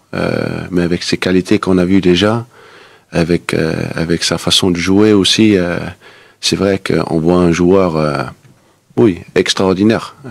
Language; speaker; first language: French; non-native, fluent; Danish